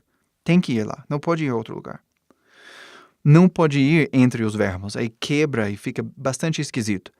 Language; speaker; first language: Portuguese; non-native, fluent; English